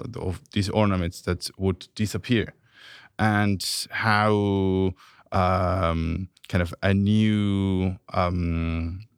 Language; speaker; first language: English; non-native, fluent; Spanish